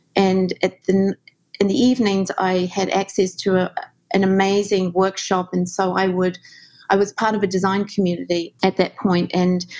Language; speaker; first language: English; native; English